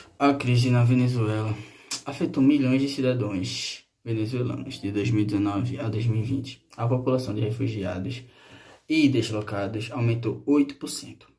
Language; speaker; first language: Portuguese; non-native, fluent; Spanish